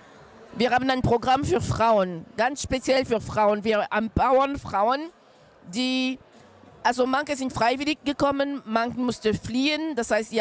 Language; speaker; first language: German; non-native, fluent; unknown